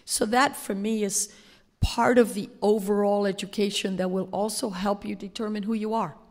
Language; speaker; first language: English; non-native, fluent; Spanish